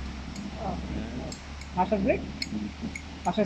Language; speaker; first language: English; non-native, learner; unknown